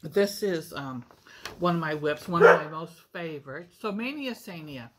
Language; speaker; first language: English; native; English